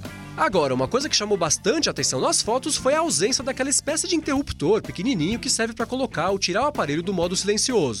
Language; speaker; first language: Portuguese; native; Portuguese